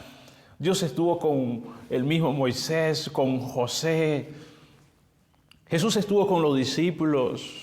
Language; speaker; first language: Spanish; native; Spanish